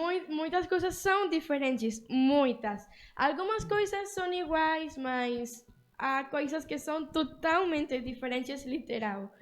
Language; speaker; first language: Portuguese; early bilingual, other home language; Spanish